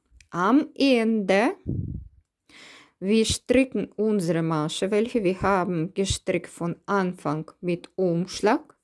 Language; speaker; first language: German; non-native, fluent; Russian